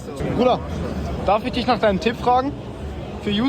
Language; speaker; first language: German; native; German